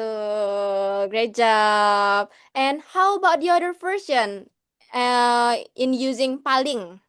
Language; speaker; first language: English; non-native, learner; Indonesian